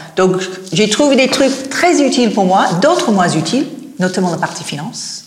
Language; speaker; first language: French; non-native, fluent; English